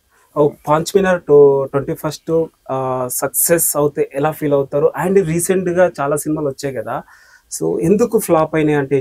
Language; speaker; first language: Telugu; native; Telugu